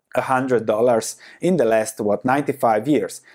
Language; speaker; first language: English; non-native, fluent; Croatian